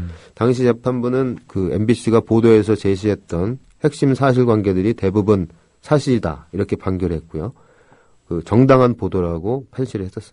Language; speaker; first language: Korean; native; Korean